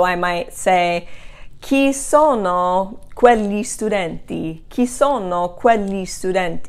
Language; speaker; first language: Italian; non-native, fluent; English